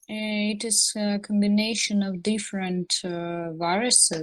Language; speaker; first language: English; non-native, learner; Russian